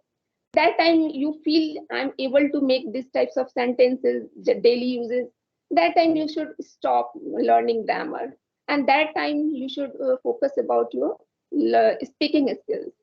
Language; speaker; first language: English; non-native, learner; Hindi